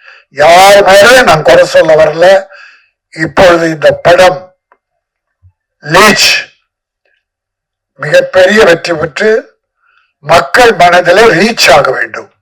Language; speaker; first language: Tamil; native; Tamil